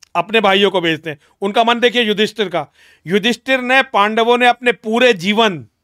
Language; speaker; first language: Hindi; native; Hindi